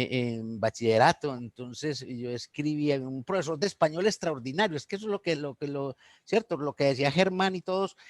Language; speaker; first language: Spanish; native; Spanish